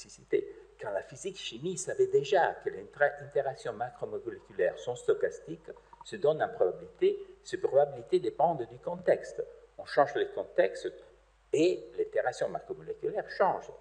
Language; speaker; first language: French; native; French